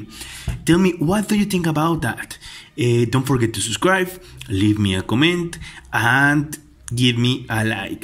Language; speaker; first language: English; non-native, fluent; Spanish